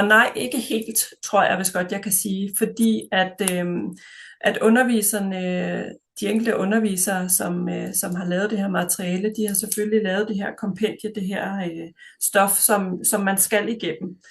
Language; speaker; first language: Danish; native; Danish